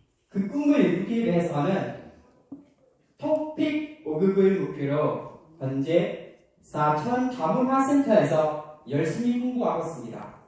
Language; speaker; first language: Korean; non-native, learner; Khmer